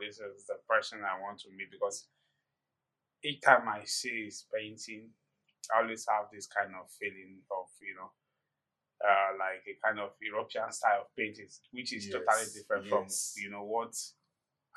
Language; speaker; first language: English; non-native, local second language; Yoruba